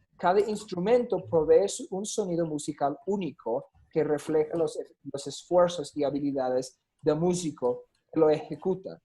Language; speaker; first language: Spanish; non-native, fluent; English